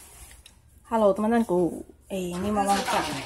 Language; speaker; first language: Chinese; non-native, fluent; Indonesian